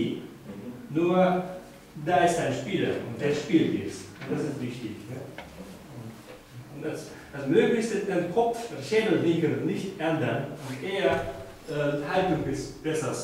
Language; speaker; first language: German; non-native, fluent; Japanese